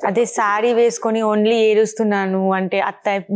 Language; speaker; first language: Telugu; non-native, learner; Bangla